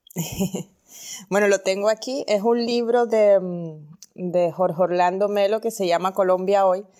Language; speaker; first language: Spanish; native; Spanish